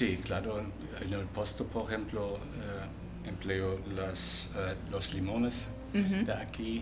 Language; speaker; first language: Spanish; non-native, fluent; German